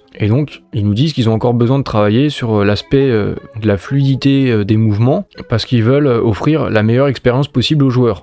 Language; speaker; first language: French; native; French